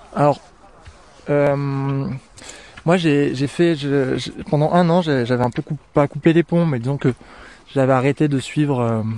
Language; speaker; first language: French; native; French